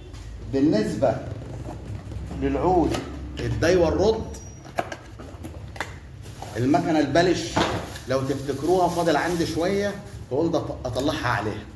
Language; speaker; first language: Arabic; native; Arabic